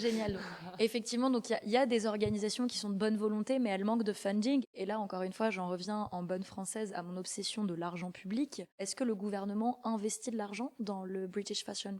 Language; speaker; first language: French; native; French